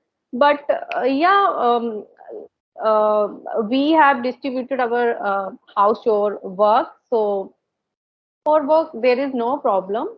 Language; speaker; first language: English; non-native, learner; Hindi